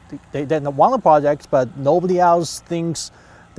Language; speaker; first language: English; non-native, fluent; Chinese